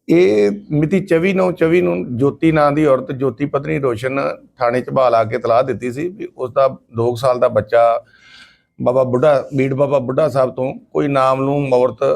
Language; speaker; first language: Punjabi; native; Punjabi